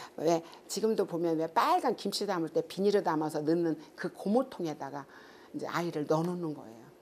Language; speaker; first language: Korean; native; Korean